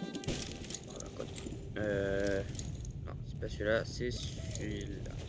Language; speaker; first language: French; native; French